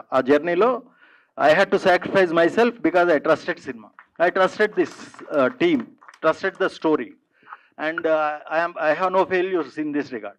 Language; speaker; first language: Telugu; native; Telugu